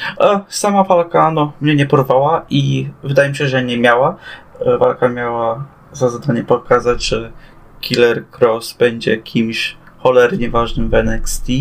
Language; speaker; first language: Polish; native; Polish